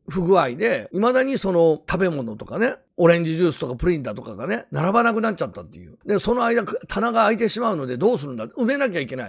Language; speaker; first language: Japanese; native; Japanese